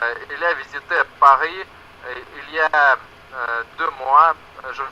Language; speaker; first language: French; non-native, learner; Russian